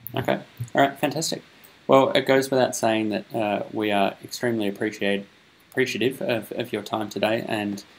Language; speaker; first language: English; native; English